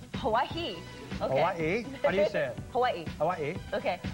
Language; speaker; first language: English; native; English